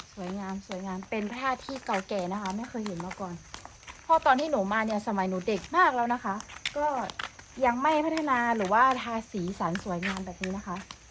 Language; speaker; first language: Thai; non-native, local second language; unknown